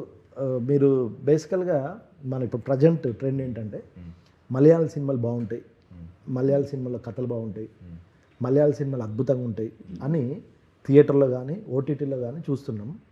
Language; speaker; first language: Telugu; native; Telugu